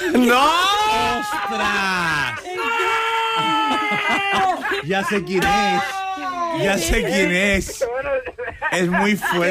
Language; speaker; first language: Spanish; native; Spanish